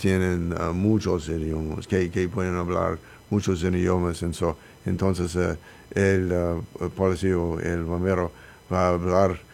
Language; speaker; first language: Spanish; non-native, learner; English